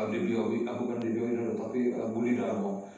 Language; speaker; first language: Indonesian; native; Indonesian